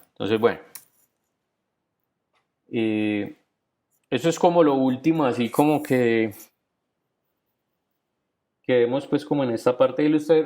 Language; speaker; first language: Spanish; native; Spanish